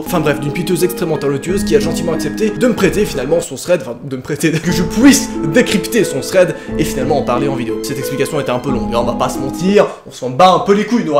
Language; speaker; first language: French; native; French